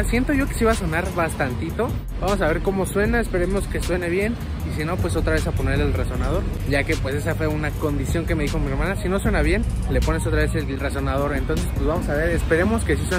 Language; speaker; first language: Spanish; native; Spanish